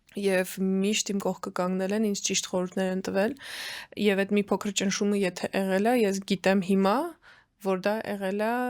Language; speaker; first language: Armenian; early bilingual, heritage; Armenian